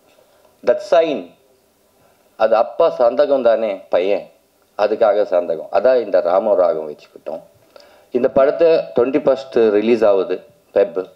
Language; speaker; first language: Tamil; non-native, learner; Telugu